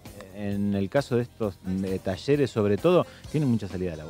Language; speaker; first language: Spanish; native; Spanish